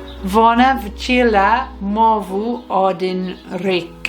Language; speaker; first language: Ukrainian; non-native, learner; English